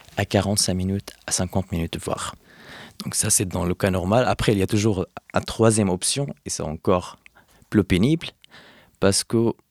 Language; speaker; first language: French; non-native, fluent; Arabic